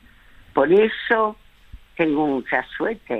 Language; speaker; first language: Spanish; early bilingual, other home language; French